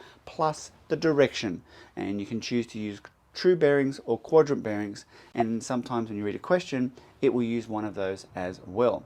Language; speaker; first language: English; native; English